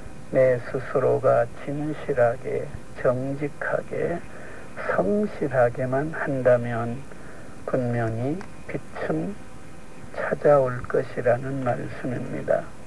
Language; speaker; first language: Korean; native; Korean